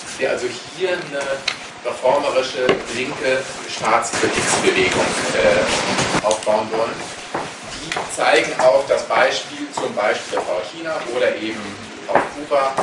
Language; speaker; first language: German; native; German